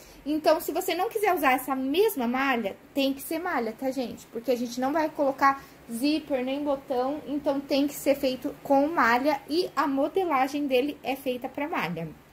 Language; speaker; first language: Portuguese; native; Portuguese